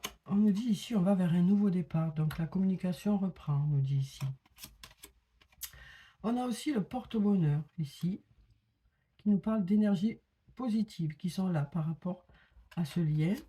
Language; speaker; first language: French; native; French